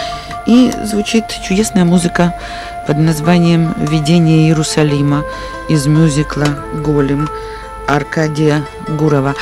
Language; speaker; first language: Russian; native; Russian